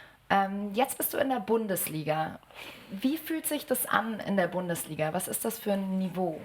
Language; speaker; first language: German; native; German